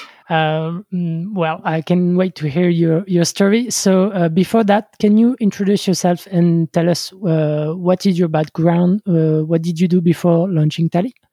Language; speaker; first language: English; non-native, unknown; French